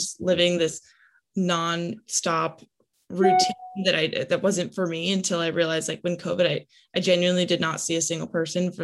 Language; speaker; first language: English; native; English